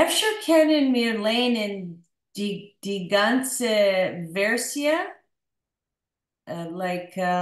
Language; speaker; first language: German; non-native, learner; English